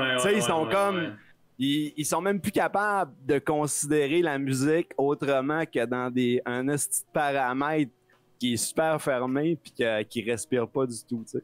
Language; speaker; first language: French; native; French